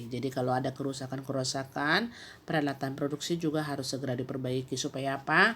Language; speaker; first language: Indonesian; native; Indonesian